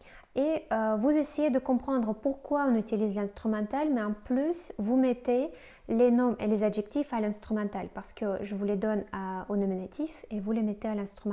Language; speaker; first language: French; non-native, fluent; Russian